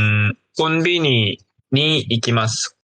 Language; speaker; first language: Japanese; non-native, learner; Korean